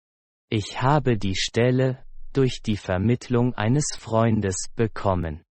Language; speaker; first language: German; non-native, fluent; Persian